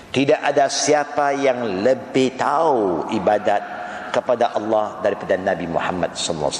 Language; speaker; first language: Malay; native; Malay